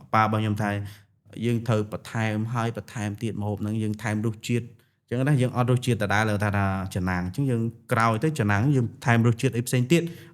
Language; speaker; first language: Khmer; non-native, local second language; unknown